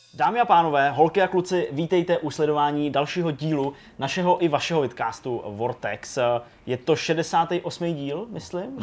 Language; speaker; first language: Czech; native; Czech